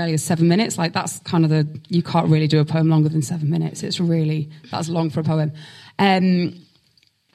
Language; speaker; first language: English; native; English